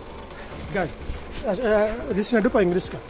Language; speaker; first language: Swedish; non-native, learner; Ganda